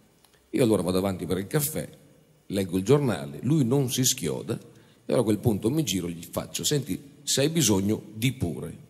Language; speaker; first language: Italian; native; Italian